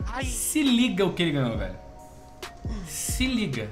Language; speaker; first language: Portuguese; native; Portuguese